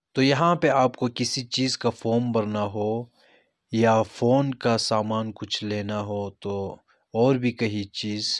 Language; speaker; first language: Hindi; native; Hindi